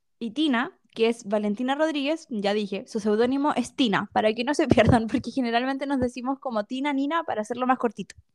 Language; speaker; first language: Spanish; native; Spanish